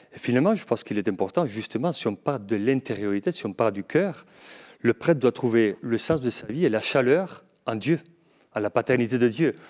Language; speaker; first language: French; non-native, fluent; Spanish